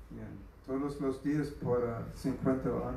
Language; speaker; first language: Spanish; non-native, learner; English